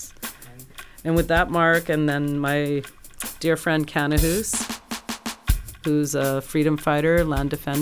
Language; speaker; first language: English; native; English